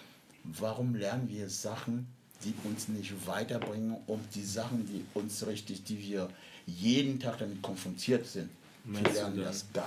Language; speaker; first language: German; non-native, fluent; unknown